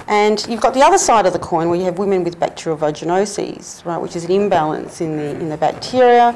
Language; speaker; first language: English; native; English